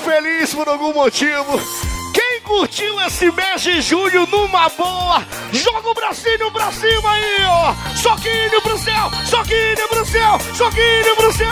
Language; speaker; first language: Portuguese; native; Portuguese